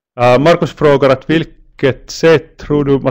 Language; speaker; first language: Swedish; non-native, local second language; Finnish